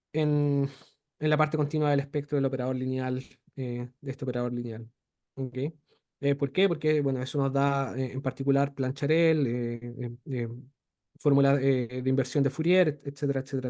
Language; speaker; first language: Spanish; native; Spanish